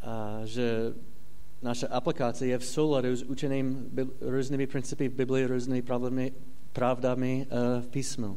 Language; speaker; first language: Czech; non-native, fluent; English